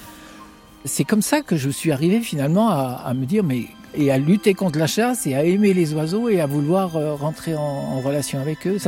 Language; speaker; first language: French; native; French